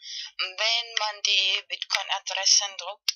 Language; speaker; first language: German; non-native, learner; Spanish